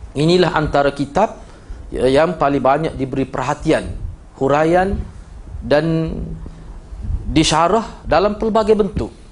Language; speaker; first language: Malay; native; Malay